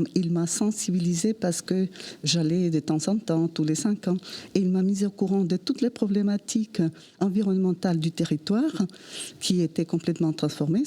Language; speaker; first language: French; non-native, fluent; Spanish